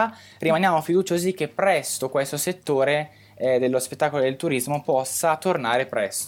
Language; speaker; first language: Italian; native; Italian